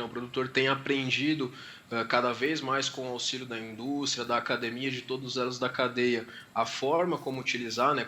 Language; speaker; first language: Portuguese; native; Portuguese